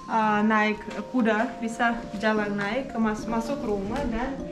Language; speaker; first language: Indonesian; non-native, fluent; Russian